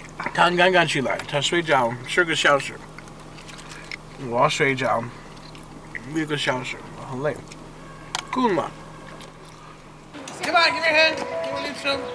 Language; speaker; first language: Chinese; non-native, learner; English